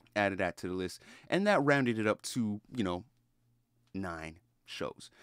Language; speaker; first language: English; native; English